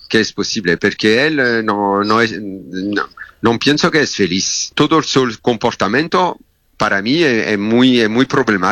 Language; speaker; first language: Spanish; non-native, fluent; Italian